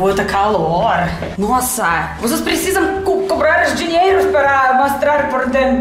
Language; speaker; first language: Portuguese; non-native, fluent; Russian